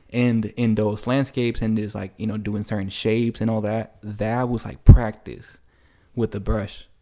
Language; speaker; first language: English; early bilingual, other home language; Spanish